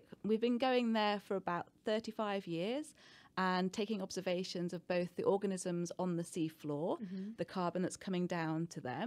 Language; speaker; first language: English; native; English